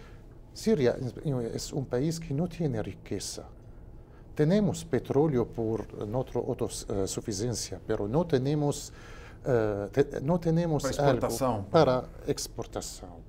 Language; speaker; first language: Portuguese; non-native, learner; Spanish